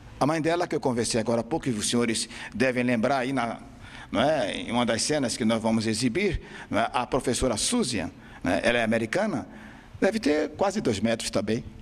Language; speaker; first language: Portuguese; native; Portuguese